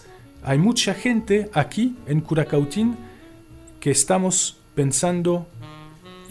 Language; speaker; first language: Spanish; non-native, fluent; French